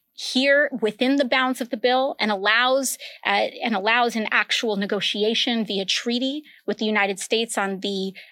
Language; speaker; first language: English; early bilingual, other home language; Spanish